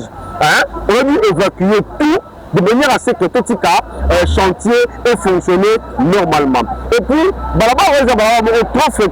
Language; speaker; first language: French; non-native, local second language; Lingala